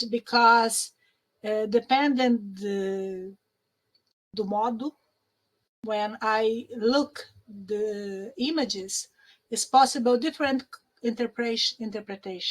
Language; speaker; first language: English; non-native, learner; Portuguese